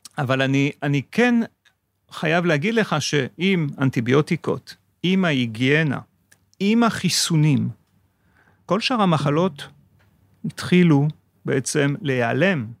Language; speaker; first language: Hebrew; non-native, fluent; French